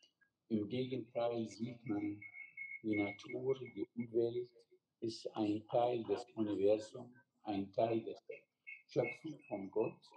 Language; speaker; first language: German; non-native, fluent; Arabic